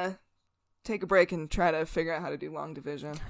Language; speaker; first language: English; native; English